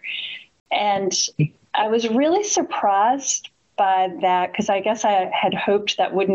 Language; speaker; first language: English; native; English